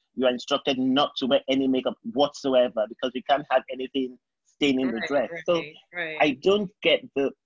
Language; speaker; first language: English; non-native, local second language; Yoruba